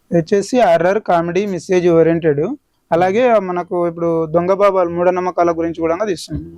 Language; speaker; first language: Telugu; native; Telugu